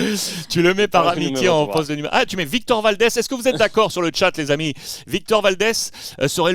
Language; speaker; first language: French; native; French